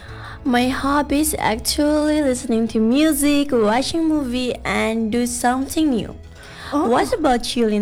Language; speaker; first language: English; non-native, learner; Indonesian